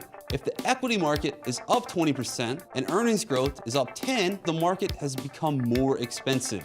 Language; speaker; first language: English; native; English